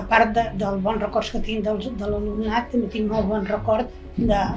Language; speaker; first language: Catalan; native; Catalan